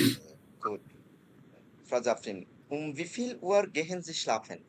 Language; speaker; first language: German; non-native, fluent; Bangla